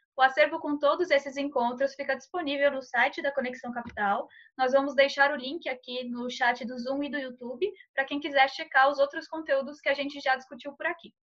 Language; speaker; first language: Portuguese; native; Portuguese